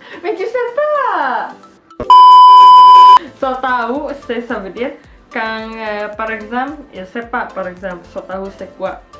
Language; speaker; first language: French; non-native, learner; Indonesian